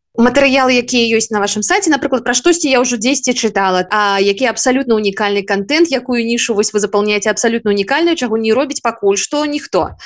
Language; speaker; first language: Belarusian; native; Belarusian